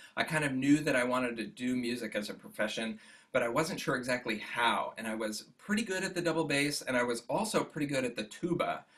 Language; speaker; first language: English; native; English